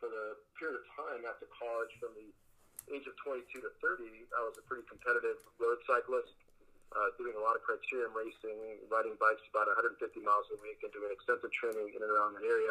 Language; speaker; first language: English; early bilingual, other home language; Spanish